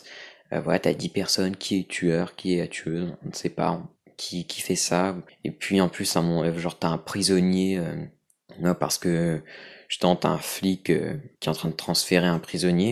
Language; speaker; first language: French; native; French